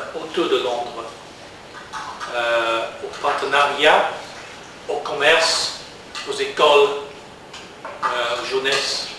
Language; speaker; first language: French; non-native, learner; English